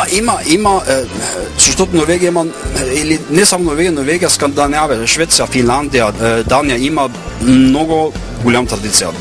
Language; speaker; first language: Bulgarian; non-native, fluent; Norwegian